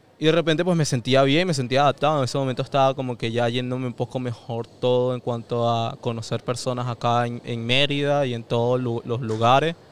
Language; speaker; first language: Spanish; native; Spanish